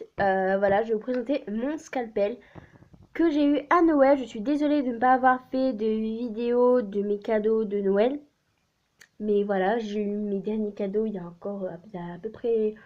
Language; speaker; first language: French; native; French